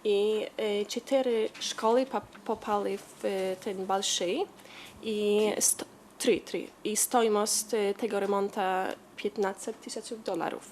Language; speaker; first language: Russian; non-native, learner; Polish